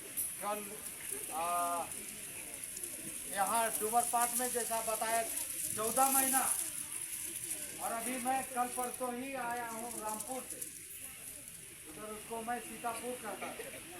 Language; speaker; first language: Hindi; native; Hindi